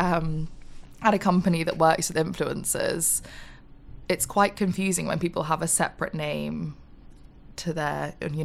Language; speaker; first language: English; native; English